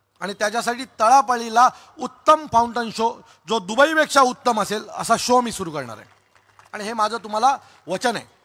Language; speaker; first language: Marathi; native; Marathi